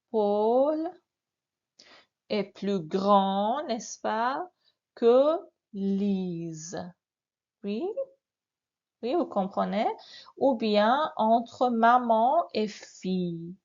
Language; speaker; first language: French; non-native, fluent; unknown